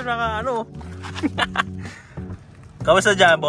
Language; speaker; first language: Filipino; native; Filipino